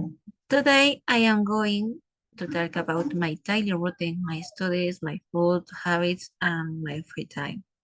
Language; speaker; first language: English; non-native, learner; Spanish